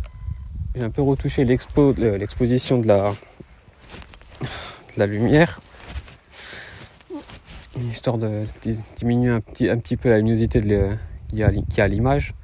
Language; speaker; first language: French; native; French